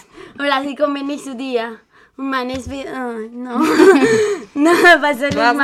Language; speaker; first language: German; non-native, fluent; Spanish